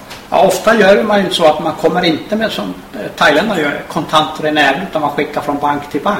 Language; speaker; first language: Swedish; native; Swedish